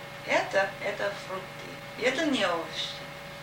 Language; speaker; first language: Russian; non-native, fluent; English